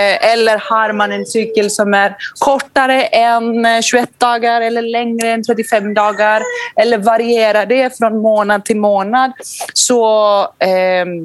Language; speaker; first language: Swedish; non-native, fluent; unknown